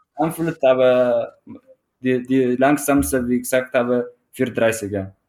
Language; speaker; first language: German; non-native, fluent; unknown